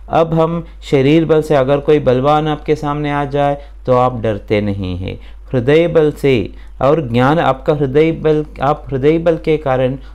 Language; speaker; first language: Hindi; non-native, local second language; Kannada